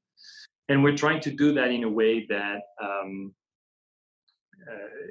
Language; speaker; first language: English; non-native, fluent; French